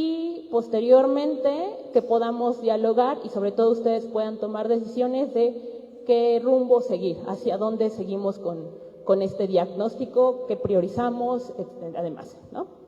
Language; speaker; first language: Spanish; native; Spanish